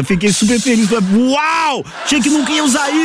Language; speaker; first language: Portuguese; native; Portuguese